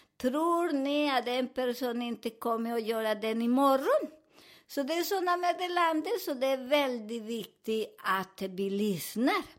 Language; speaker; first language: Swedish; non-native, fluent; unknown